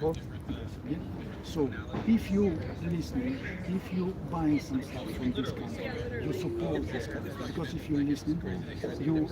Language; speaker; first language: English; non-native, learner; Ukrainian